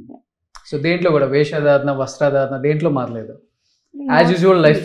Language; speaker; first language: Telugu; native; Telugu